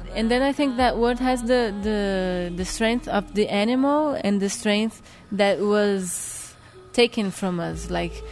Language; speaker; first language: English; non-native, fluent; Portuguese